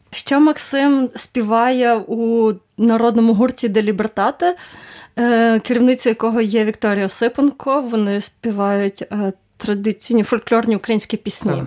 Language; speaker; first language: Ukrainian; native; Ukrainian